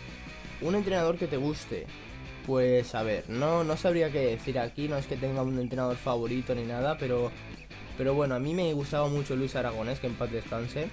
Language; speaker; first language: Spanish; native; Spanish